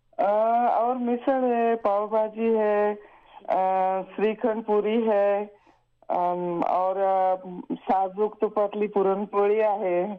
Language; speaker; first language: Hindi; non-native, local second language; Marathi